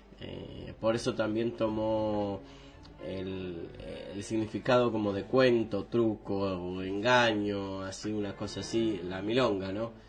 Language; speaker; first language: Spanish; native; Spanish